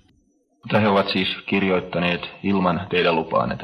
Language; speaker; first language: Finnish; native; Finnish